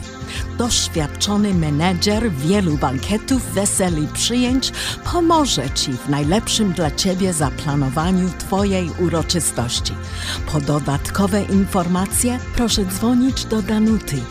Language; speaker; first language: Polish; early bilingual, heritage; English